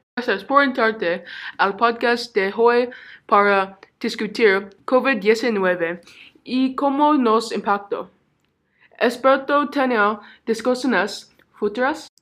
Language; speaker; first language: Spanish; non-native, learner; English